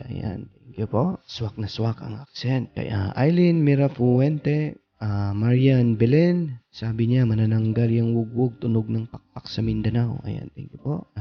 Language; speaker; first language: Filipino; non-native, local second language; Cebuano